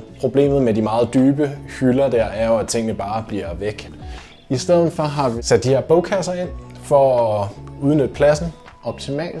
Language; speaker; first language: Danish; native; Danish